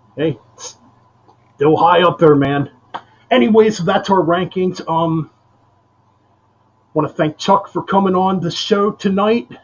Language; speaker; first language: English; native; English